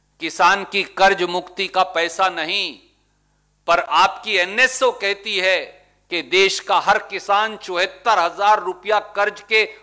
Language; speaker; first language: Hindi; native; Hindi